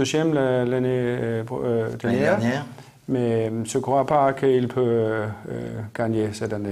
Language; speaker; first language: French; non-native, learner; Danish